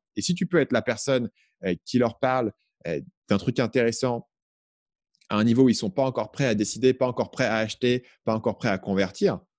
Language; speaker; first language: French; native; French